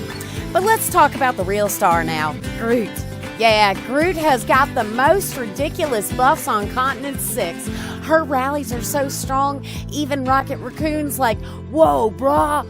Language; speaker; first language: English; native; English